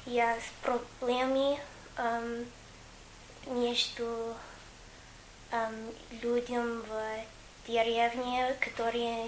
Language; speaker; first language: Russian; non-native, learner; English